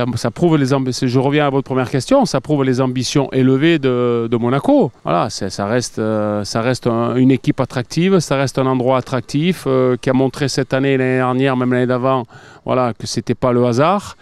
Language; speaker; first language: French; native; French